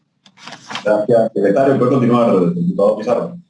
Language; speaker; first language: Spanish; native; Spanish